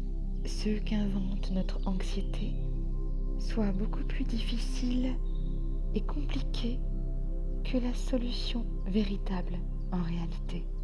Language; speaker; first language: French; native; French